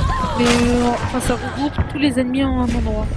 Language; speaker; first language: French; native; French